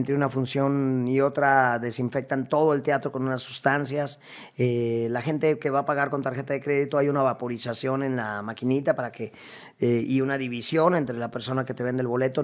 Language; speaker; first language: Spanish; native; Spanish